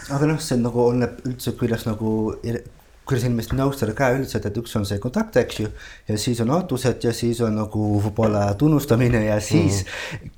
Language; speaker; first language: Estonian; non-native, fluent; Dutch